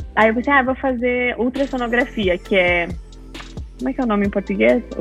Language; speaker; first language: Portuguese; native; Portuguese